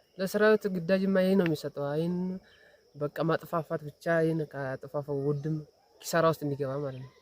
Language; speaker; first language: Amharic; non-native, local second language; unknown